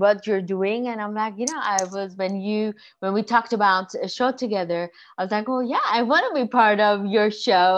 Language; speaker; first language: English; non-native, fluent; Persian